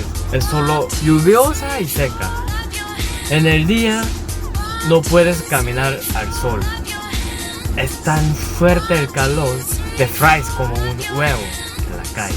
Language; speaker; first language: Spanish; non-native, learner; Korean